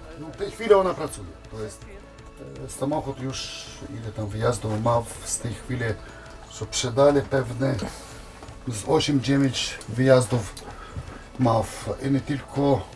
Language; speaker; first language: Polish; non-native, learner; Ukrainian